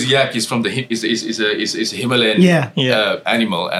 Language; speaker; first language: English; non-native, local second language; Nepali